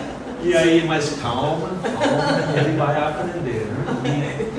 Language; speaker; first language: Portuguese; non-native, fluent; English